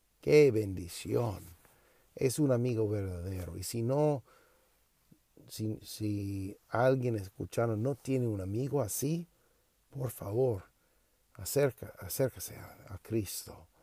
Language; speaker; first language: Spanish; non-native, learner; English